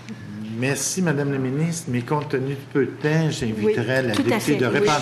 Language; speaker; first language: French; native; French